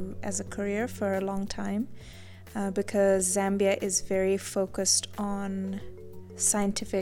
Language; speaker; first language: English; native; English